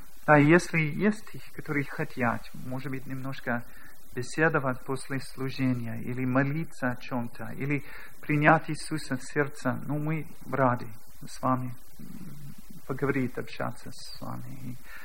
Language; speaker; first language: Russian; non-native, learner; English